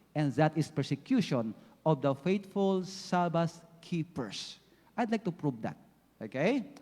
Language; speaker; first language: English; non-native, local second language; Filipino